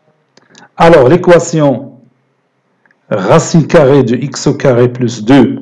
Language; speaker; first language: French; non-native, local second language; Arabic